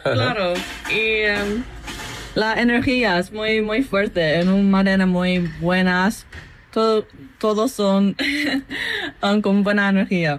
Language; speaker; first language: Spanish; non-native, fluent; English